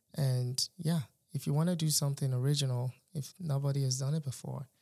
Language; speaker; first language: English; non-native, local second language; Yoruba